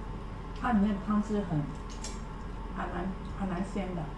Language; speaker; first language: Chinese; native; Chinese